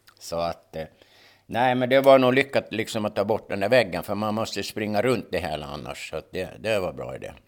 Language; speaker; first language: Swedish; native; Swedish